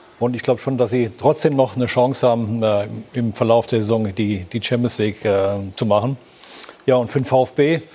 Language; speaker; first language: German; native; German